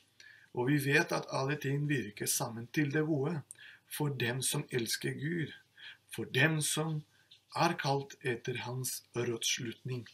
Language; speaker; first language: Norwegian; non-native, fluent; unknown